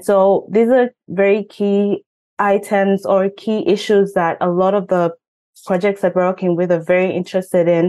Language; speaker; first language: English; non-native, local second language; Ganda